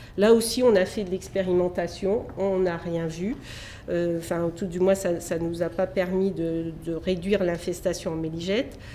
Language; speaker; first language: French; native; French